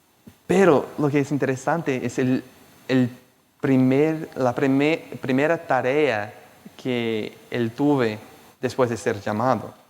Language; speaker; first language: Spanish; non-native, fluent; Portuguese